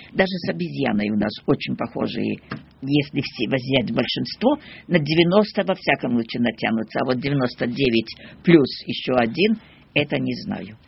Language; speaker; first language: Russian; early bilingual, heritage; Russian